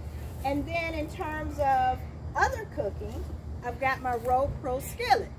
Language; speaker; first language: English; native; English